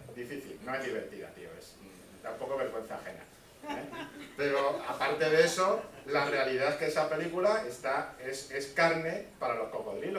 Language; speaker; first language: Spanish; native; Spanish